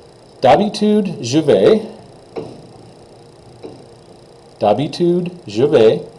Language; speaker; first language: French; non-native, fluent; English